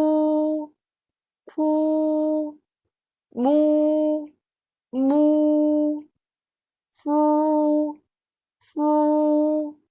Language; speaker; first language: Chinese; native; Chinese